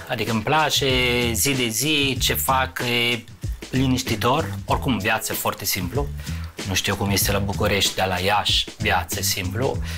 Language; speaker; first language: Romanian; non-native, fluent; Italian